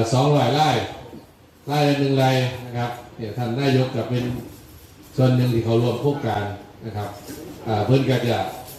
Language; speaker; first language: Thai; native; Thai